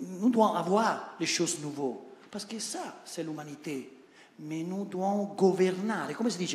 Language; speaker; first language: French; non-native, learner; Italian